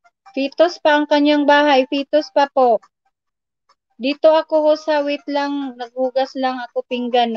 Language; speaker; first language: Filipino; non-native, local second language; Cebuano